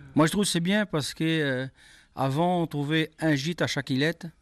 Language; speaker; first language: French; non-native, local second language; Réunion Creole French